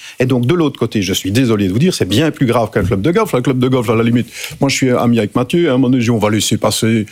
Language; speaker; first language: French; native; French